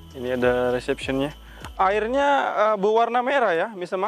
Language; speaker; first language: Indonesian; native; Indonesian